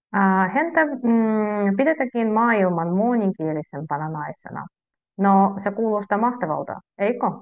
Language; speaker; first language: Finnish; non-native, fluent; Russian